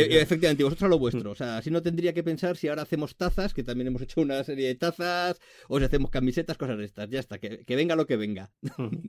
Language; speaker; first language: Spanish; native; Spanish